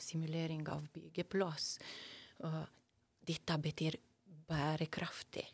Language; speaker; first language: Norwegian; non-native, fluent; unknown